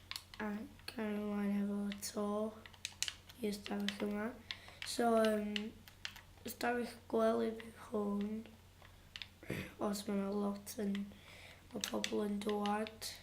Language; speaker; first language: Welsh; non-native, local second language; English